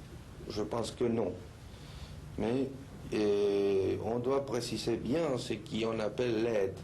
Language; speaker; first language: French; non-native, fluent; Spanish